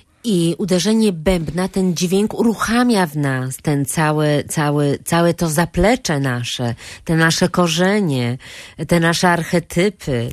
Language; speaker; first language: Polish; native; Polish